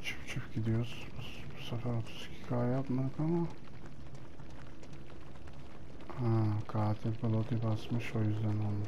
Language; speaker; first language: Turkish; native; Turkish